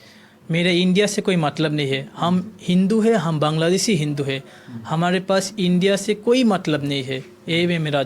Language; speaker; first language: Hindi; non-native, learner; Bangla